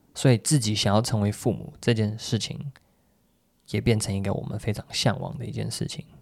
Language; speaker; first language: Chinese; native; Chinese